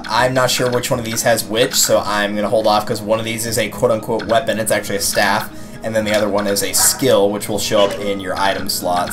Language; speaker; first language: English; native; English